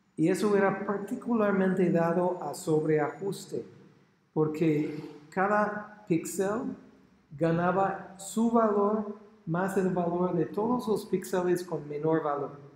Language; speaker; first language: Spanish; non-native, fluent; English